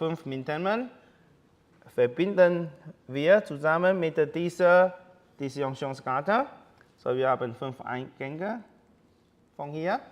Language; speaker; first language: German; non-native, learner; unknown